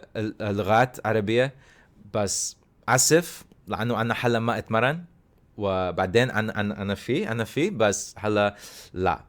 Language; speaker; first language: Arabic; non-native, learner; English